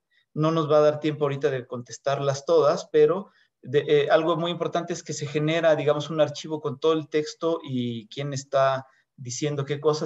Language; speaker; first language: Spanish; native; Spanish